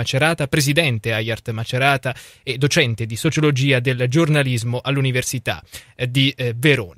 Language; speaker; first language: Italian; native; Italian